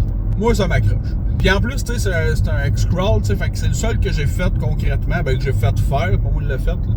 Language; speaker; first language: French; native; French